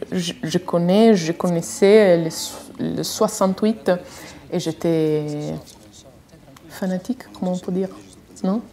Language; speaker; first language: French; non-native, fluent; Italian